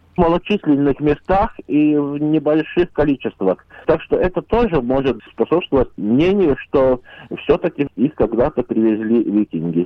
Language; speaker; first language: Russian; non-native, local second language; Latvian